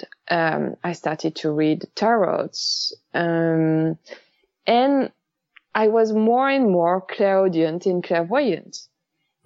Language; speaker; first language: English; non-native, learner; French